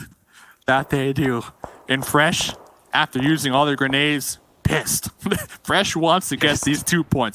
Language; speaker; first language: English; native; English